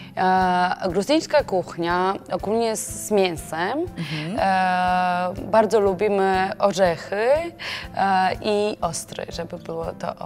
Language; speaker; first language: Polish; non-native, learner; Georgian